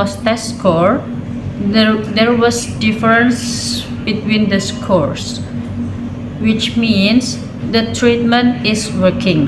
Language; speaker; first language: English; non-native, learner; Indonesian